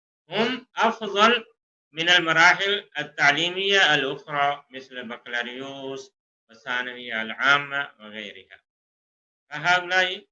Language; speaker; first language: Arabic; non-native, fluent; Urdu